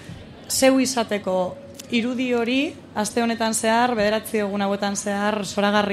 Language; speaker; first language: Basque; native; Basque